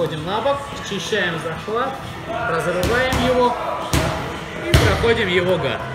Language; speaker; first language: Russian; native; Russian